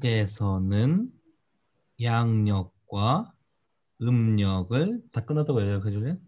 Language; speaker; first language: Korean; non-native, fluent; Russian